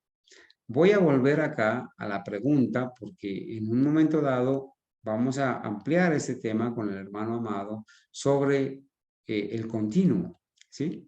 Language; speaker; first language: Spanish; native; Spanish